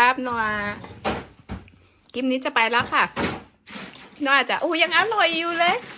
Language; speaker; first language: Thai; native; Thai